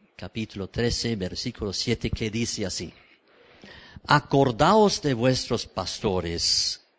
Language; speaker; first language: Spanish; non-native, fluent; English